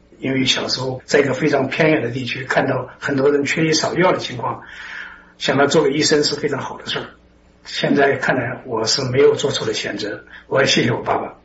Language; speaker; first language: Chinese; native; Chinese